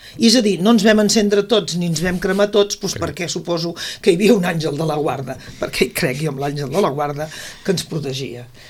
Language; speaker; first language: Catalan; native; Catalan